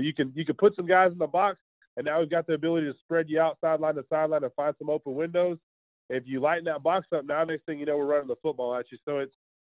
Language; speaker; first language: English; native; English